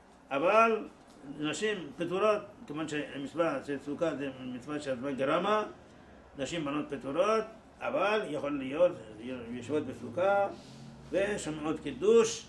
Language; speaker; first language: Hebrew; non-native, fluent; Persian